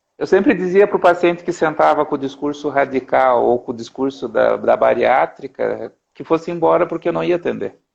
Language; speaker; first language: Portuguese; native; Portuguese